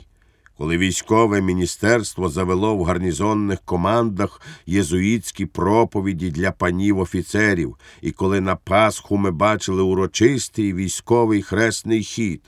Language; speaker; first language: Ukrainian; native; Ukrainian